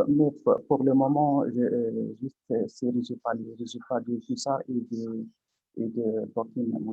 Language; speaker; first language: French; non-native, local second language; Arabic